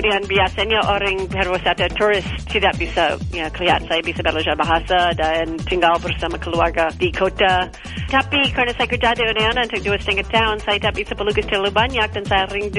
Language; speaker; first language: Indonesian; non-native, learner; English